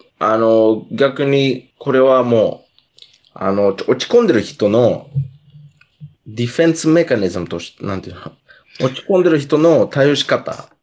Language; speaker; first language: Japanese; non-native, fluent; English